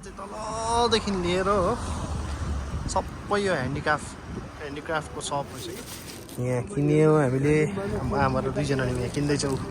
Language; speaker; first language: Nepali; non-native, local second language; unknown